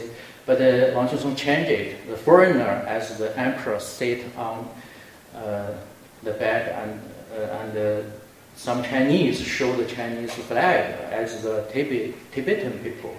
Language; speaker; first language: English; non-native, fluent; Chinese